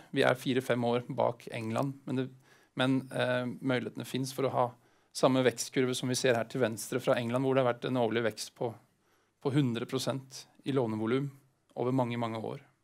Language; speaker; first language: Swedish; non-native, fluent; Norwegian